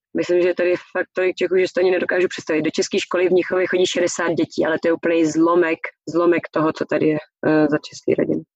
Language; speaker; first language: Czech; native; Czech